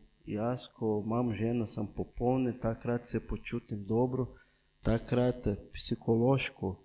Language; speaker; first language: Slovenian; non-native, fluent; Portuguese